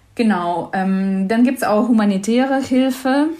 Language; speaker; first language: German; non-native, fluent; Ukrainian